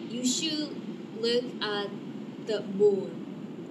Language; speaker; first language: English; non-native, learner; Korean